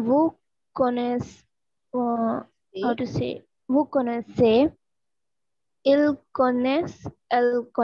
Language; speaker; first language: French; non-native, learner; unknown